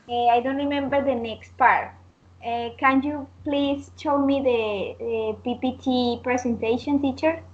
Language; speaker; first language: English; non-native, learner; Spanish